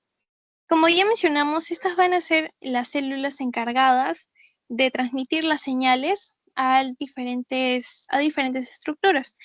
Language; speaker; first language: Spanish; native; Spanish